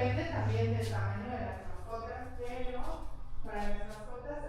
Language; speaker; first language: Spanish; native; Spanish